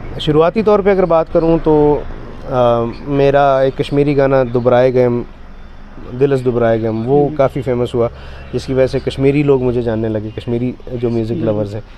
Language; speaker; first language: Hindi; non-native, local second language; Pahari-Potwari